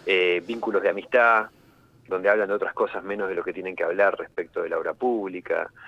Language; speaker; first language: Spanish; native; Spanish